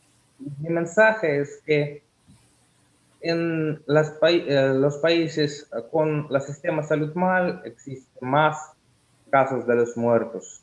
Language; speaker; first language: Spanish; non-native, learner; Russian